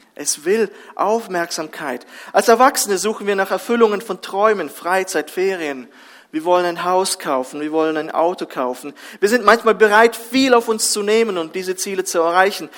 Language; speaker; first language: German; early bilingual, other home language; Russian